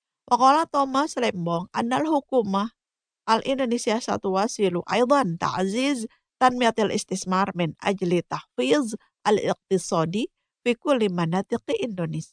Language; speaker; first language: Arabic; non-native, fluent; Indonesian